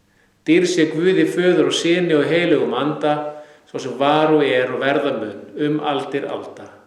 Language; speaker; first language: Icelandic; native; Icelandic